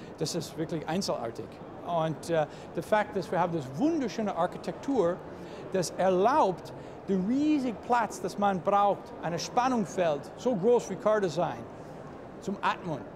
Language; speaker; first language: German; non-native, fluent; English